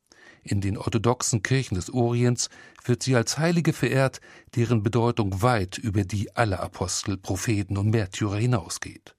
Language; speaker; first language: German; native; German